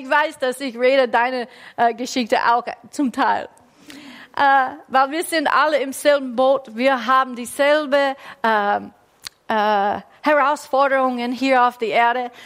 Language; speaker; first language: German; non-native, fluent; English